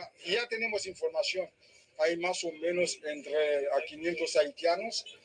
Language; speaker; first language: Spanish; non-native, fluent; Haitian Creole